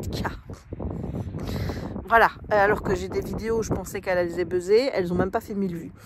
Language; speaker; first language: French; native; French